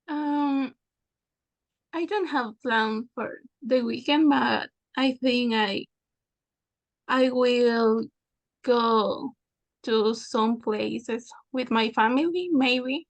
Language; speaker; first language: English; non-native, learner; Spanish